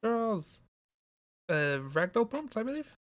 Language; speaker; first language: English; native; English